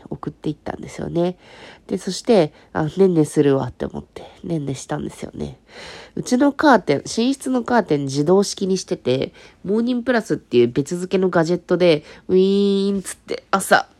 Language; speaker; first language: Japanese; native; Japanese